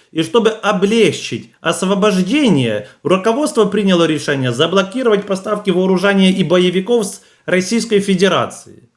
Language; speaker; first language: Russian; native; Russian